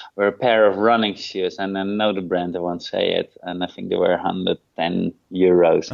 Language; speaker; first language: English; non-native, fluent; Dutch